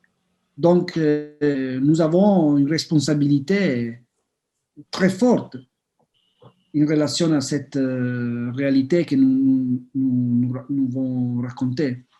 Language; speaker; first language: French; non-native, fluent; Italian